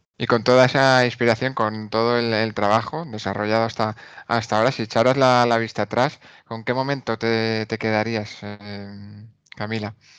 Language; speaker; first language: Spanish; native; Spanish